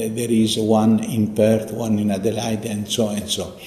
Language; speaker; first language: English; non-native, fluent; Italian